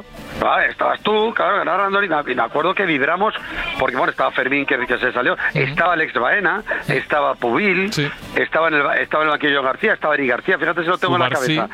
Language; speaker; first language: Spanish; native; Spanish